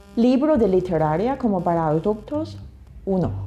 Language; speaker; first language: Spanish; non-native, fluent; Chinese